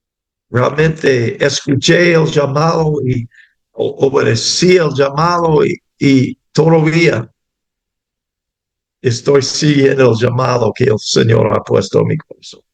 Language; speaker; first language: Spanish; non-native, fluent; English